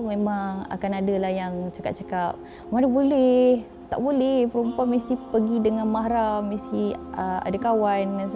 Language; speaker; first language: Malay; native; Malay